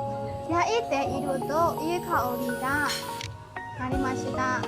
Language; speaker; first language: Japanese; non-native, learner; Burmese